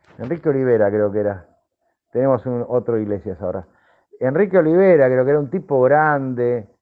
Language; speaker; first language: Spanish; native; Spanish